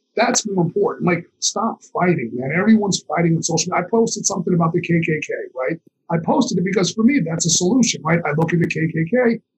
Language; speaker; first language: English; native; English